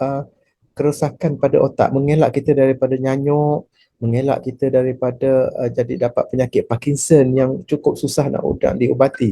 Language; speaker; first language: Malay; native; Malay